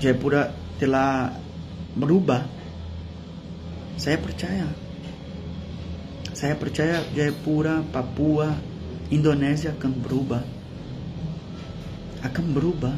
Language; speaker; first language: Indonesian; non-native, fluent; Portuguese